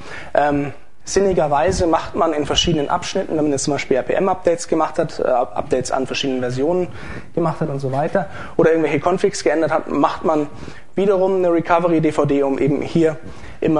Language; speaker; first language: German; native; German